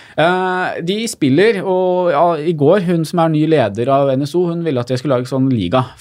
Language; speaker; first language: Norwegian; native; Norwegian